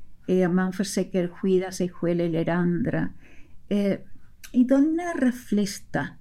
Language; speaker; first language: Swedish; non-native, fluent; Spanish